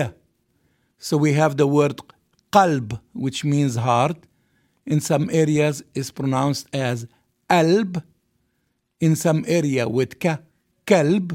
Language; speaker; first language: English; non-native, fluent; Arabic